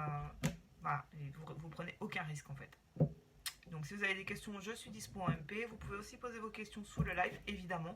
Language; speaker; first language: French; native; French